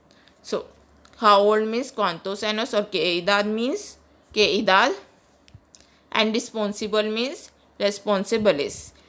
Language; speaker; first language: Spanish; non-native, learner; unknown